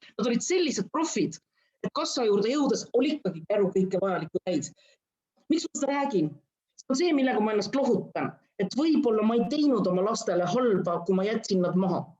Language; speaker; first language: Estonian; non-native, local second language; Russian